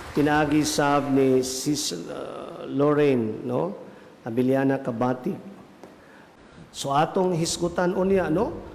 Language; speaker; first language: Cebuano; native; Cebuano